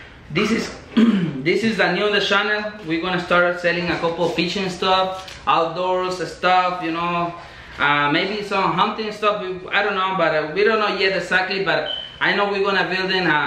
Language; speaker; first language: English; non-native, learner; Spanish